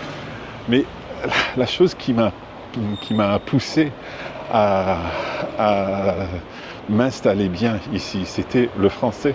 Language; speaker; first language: French; non-native, fluent; English